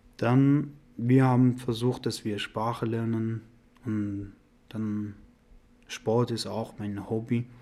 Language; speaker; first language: German; non-native, fluent; Persian